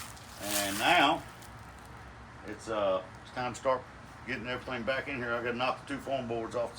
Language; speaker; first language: English; native; English